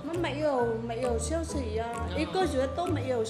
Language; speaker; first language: Chinese; non-native, learner; Vietnamese